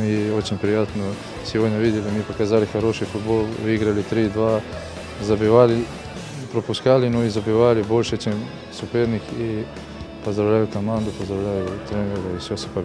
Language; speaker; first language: Russian; non-native, learner; Serbian